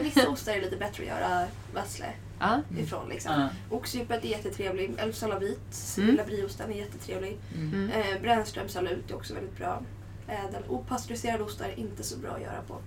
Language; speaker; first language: Swedish; native; Swedish